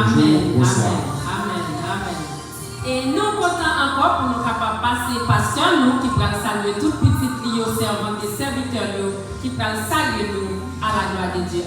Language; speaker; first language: French; non-native, local second language; Haitian Creole